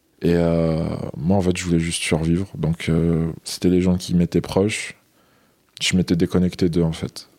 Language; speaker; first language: French; non-native, local second language; Arabic